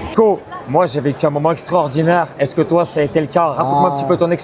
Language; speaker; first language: French; native; French